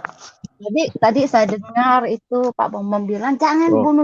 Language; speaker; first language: Indonesian; non-native, learner; Cantonese